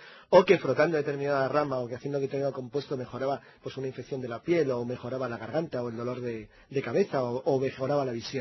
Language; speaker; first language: Spanish; native; Spanish